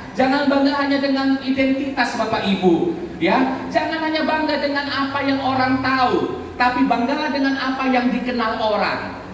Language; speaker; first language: Indonesian; native; Indonesian